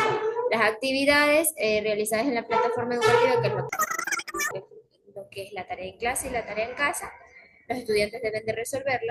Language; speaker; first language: Spanish; native; Spanish